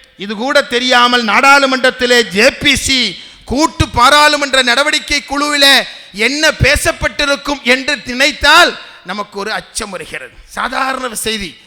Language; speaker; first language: Tamil; native; Tamil